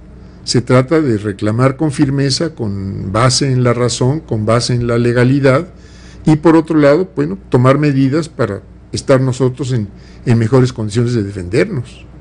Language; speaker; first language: Spanish; native; Spanish